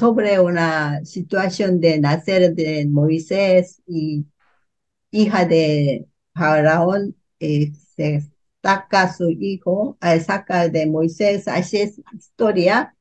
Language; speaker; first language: Spanish; non-native, learner; Korean